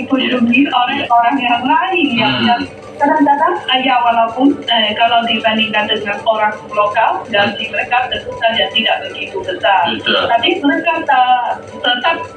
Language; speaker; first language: Indonesian; non-native, fluent; Chinese